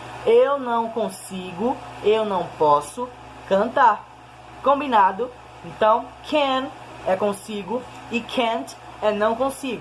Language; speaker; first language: Portuguese; native; Portuguese